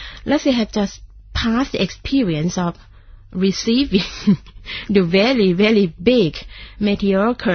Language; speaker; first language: English; non-native, fluent; Thai